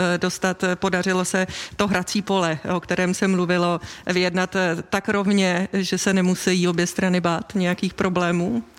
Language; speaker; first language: Czech; non-native, fluent; English